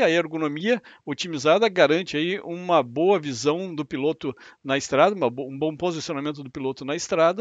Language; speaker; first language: Portuguese; native; Portuguese